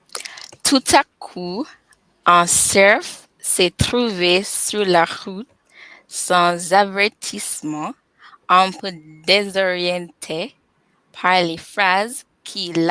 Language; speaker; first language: French; non-native, learner; English